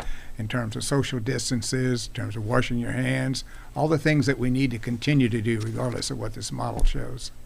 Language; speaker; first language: English; native; English